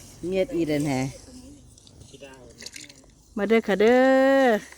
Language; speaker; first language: Swedish; non-native, learner; Thai